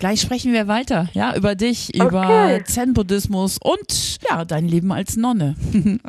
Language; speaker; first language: German; native; German